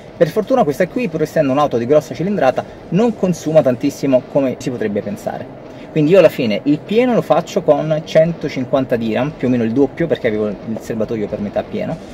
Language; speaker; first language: Italian; native; Italian